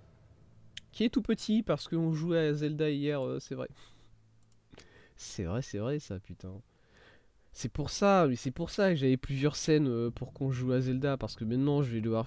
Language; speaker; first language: French; native; French